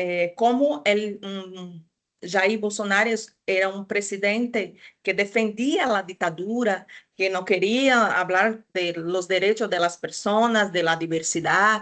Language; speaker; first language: Spanish; non-native, fluent; Portuguese